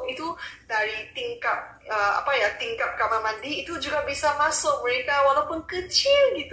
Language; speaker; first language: Indonesian; non-native, local second language; Malay